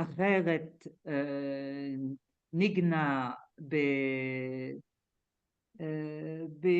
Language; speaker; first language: Hebrew; non-native, learner; French